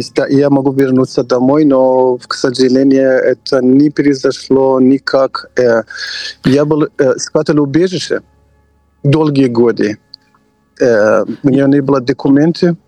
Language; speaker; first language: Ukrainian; non-native, fluent; Persian